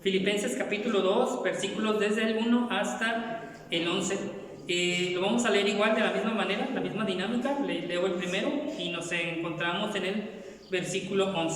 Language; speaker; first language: Spanish; native; Spanish